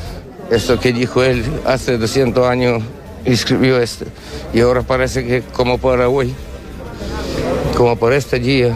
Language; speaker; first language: Spanish; non-native, learner; Ukrainian